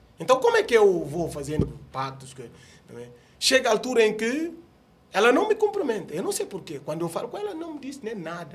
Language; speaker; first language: Portuguese; non-native, local second language; Upper Guinea Crioulo